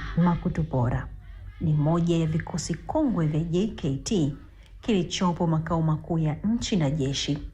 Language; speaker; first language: Swahili; native; Swahili